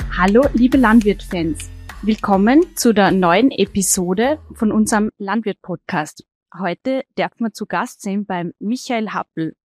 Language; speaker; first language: German; native; German